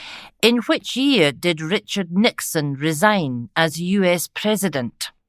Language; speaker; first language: English; native; English